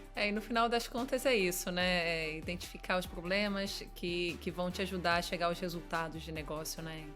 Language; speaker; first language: Portuguese; native; Portuguese